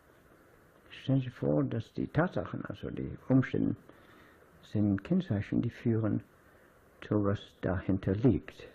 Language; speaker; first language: German; non-native, fluent; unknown